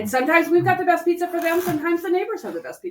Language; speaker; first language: English; native; English